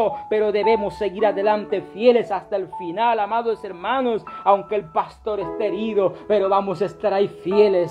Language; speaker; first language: Spanish; non-native, local second language; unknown